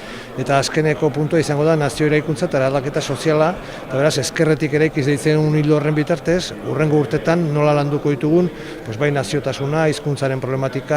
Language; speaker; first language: Basque; native; Basque